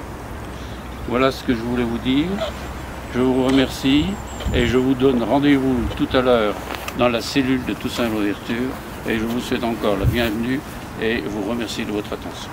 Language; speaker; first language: French; native; French